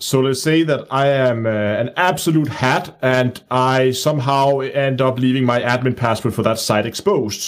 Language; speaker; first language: English; non-native, fluent; Danish